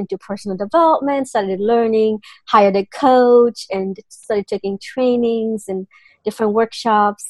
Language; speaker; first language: English; non-native, fluent; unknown